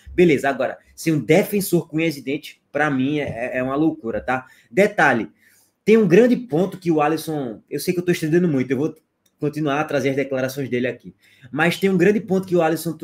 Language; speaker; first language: Portuguese; native; Portuguese